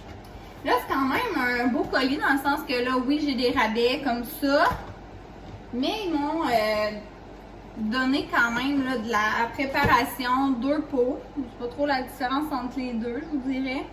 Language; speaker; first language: French; native; French